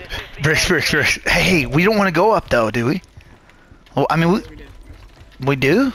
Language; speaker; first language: English; native; English